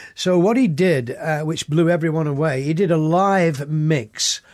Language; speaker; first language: English; native; English